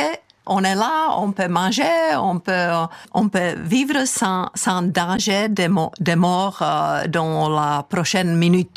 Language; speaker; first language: French; non-native, fluent; Czech